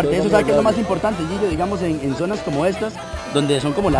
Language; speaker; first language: Spanish; native; Spanish